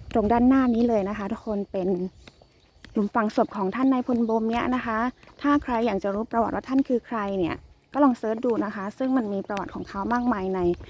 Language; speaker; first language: Thai; non-native, local second language; Karen languages